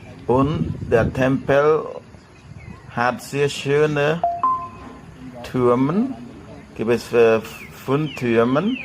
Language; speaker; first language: German; non-native, learner; Khmer